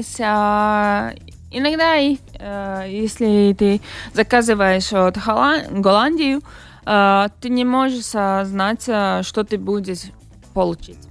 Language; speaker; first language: Russian; non-native, local second language; Latvian